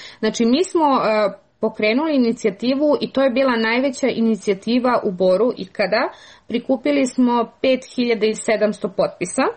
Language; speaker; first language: Serbian; native; Serbian